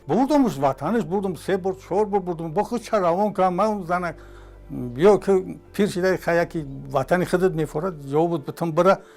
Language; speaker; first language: Tajik; native; Tajik